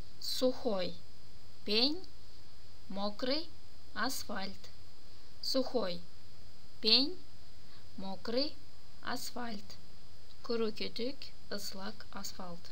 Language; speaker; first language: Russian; non-native, fluent; Turkish